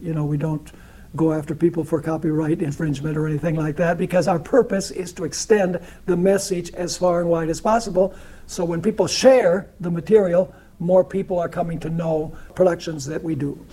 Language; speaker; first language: English; early bilingual, other home language; Spanish